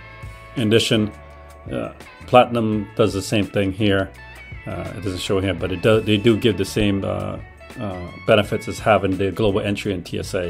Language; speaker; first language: English; native; English